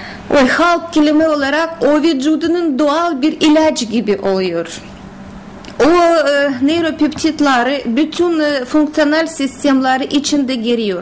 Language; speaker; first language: Turkish; non-native, learner; Russian